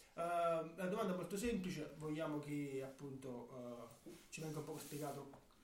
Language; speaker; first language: Italian; native; Italian